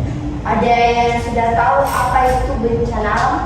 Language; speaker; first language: Indonesian; native; Indonesian